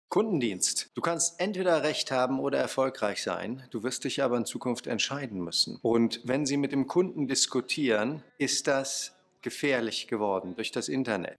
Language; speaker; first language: German; native; German